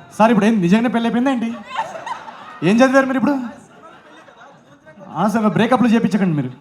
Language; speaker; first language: Telugu; native; Telugu